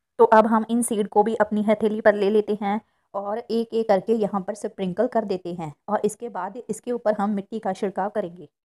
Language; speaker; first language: Hindi; non-native, local second language; Punjabi